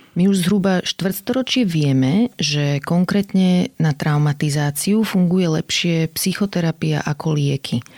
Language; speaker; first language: Slovak; native; Slovak